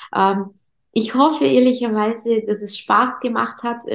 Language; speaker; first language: German; native; German